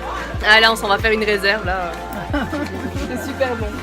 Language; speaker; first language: French; native; French